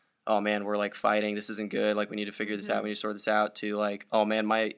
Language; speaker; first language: English; native; English